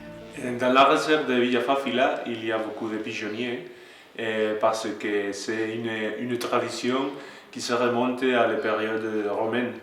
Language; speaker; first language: French; non-native, learner; Spanish